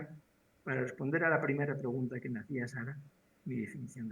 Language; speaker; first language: Spanish; native; Spanish